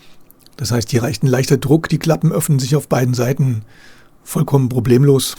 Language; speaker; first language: German; native; German